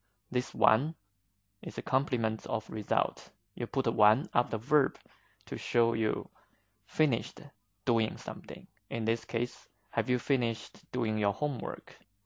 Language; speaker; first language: English; non-native, fluent; Chinese